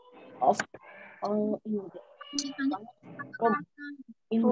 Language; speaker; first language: English; non-native, learner; Indonesian